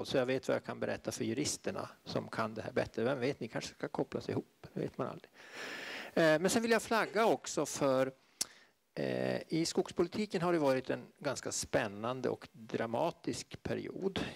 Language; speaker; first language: Swedish; native; Swedish